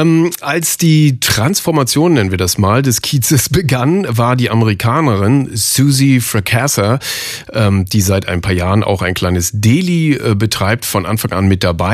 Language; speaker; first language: German; native; German